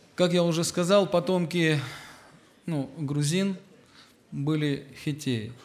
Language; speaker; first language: Russian; native; Russian